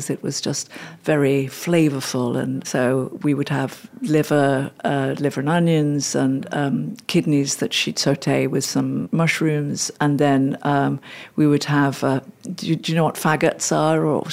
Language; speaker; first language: English; native; English